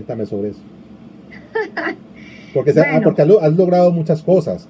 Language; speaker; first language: Spanish; native; Spanish